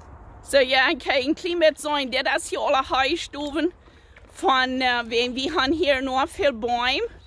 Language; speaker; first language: German; early bilingual, heritage; German